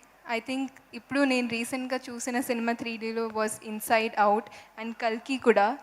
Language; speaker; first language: Telugu; non-native, fluent; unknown